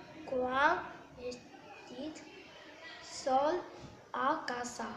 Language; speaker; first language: Catalan; non-native, learner; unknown